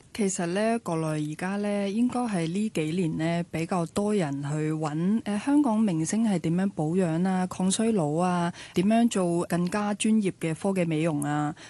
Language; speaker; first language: Cantonese; early bilingual, other home language; Chinese